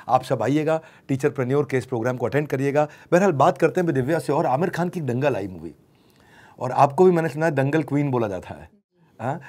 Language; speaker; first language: Hindi; native; Hindi